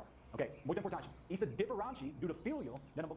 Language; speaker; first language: Portuguese; non-native, learner; English